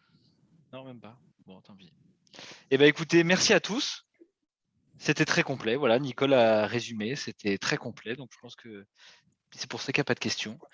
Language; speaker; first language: French; native; French